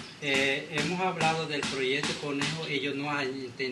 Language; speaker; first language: Spanish; non-native, local second language; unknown